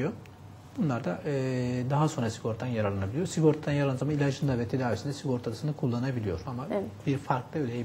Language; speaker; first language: Turkish; native; Turkish